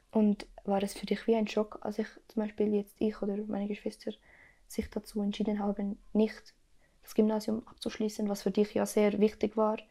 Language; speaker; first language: German; early bilingual, other home language; Arabic